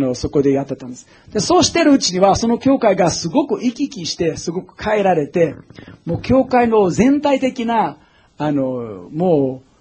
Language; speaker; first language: Japanese; non-native, fluent; English